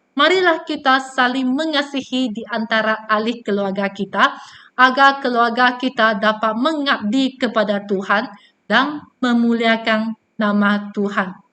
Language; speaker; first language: Malay; non-native, local second language; Chinese